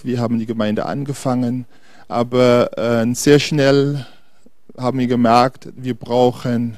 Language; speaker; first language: German; non-native, fluent; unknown